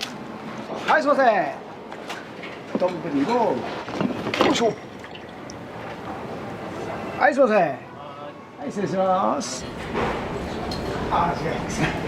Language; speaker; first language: Japanese; native; Japanese